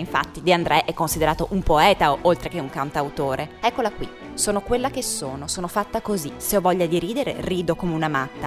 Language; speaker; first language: Italian; native; Italian